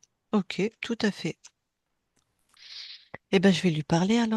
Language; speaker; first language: French; native; French